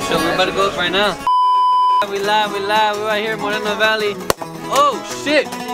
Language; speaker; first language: English; early bilingual, other home language; Spanish